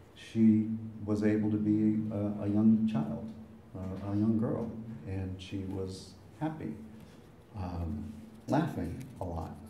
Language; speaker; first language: English; native; English